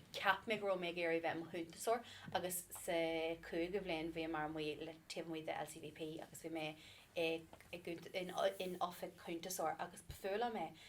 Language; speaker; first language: Irish; non-native, local second language; English